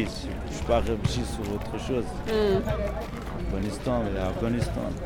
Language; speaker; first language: French; non-native, learner; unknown